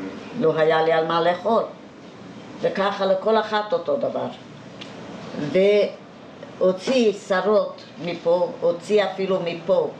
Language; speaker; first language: Hebrew; non-native, fluent; Hungarian